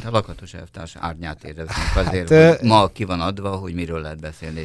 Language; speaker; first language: Hungarian; native; Hungarian